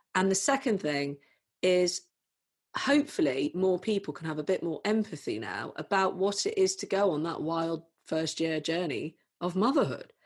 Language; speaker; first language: English; native; English